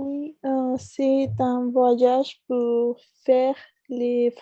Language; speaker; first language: French; non-native, learner; Spanish